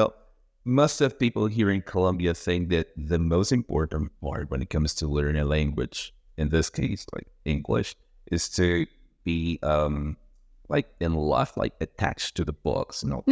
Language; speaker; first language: English; non-native, fluent; Spanish